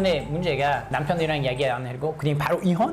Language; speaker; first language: Korean; non-native, learner; English